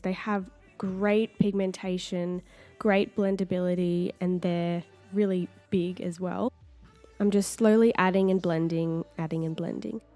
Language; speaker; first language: English; native; English